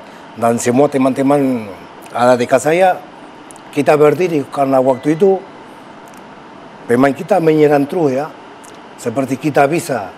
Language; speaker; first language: Indonesian; non-native, fluent; Spanish